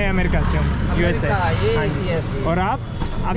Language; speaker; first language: Hindi; non-native, learner; English